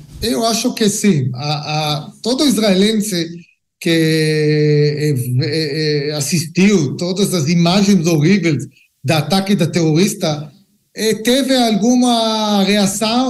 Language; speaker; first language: Portuguese; non-native, learner; Hebrew